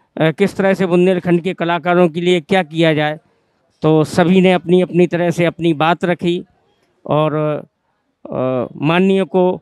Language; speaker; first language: Hindi; native; Hindi